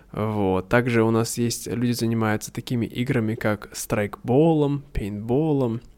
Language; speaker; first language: Russian; native; Russian